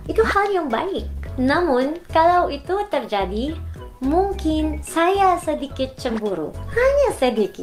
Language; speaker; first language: Indonesian; non-native, learner; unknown